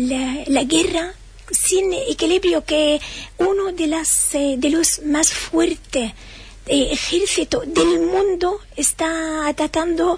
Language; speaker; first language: Spanish; non-native, fluent; Arabic